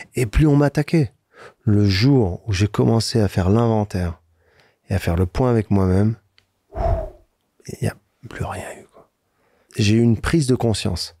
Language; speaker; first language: French; native; French